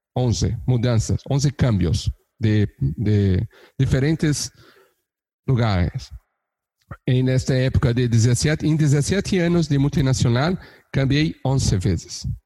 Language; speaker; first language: Portuguese; native; Portuguese